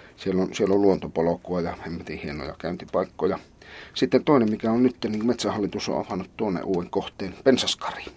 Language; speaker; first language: Finnish; native; Finnish